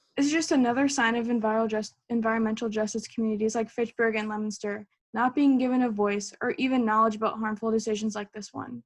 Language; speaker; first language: English; native; English